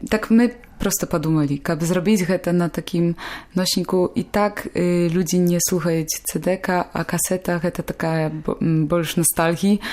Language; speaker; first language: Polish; non-native, local second language; Belarusian